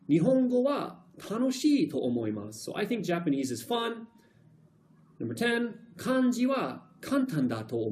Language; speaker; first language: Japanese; non-native, fluent; English